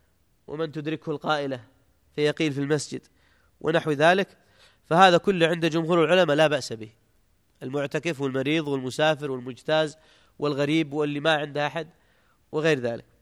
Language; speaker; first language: Arabic; native; Arabic